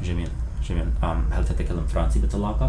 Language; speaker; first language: Arabic; non-native, fluent; English